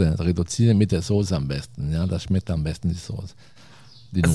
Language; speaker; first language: German; non-native, fluent; Italian